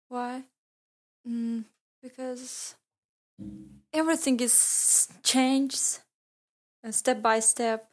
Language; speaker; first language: English; non-native, learner; Ingush